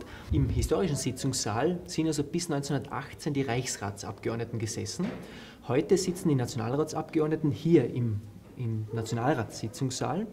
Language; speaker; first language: German; native; German